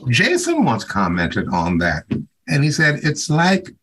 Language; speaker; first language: English; native; English